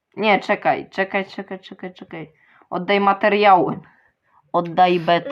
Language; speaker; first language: Polish; early bilingual, other home language; Ukrainian